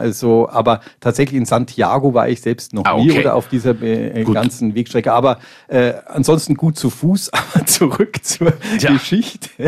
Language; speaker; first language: German; native; German